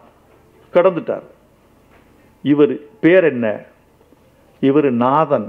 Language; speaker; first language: Tamil; native; Tamil